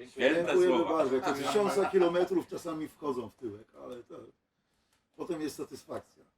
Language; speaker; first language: Polish; native; Polish